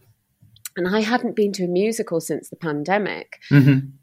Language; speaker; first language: English; native; English